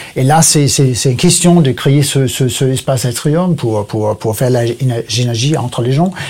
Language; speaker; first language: French; non-native, learner; Danish